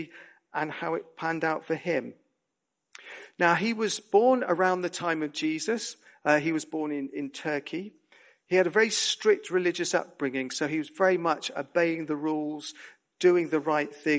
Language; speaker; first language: English; native; English